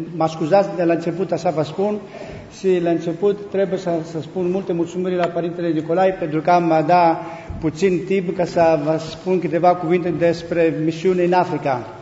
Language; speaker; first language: Romanian; non-native, learner; Greek